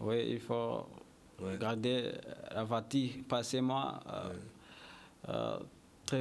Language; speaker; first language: French; non-native, learner; Kinyarwanda